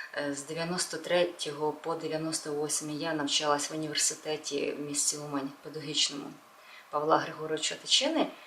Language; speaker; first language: Ukrainian; non-native, local second language; Russian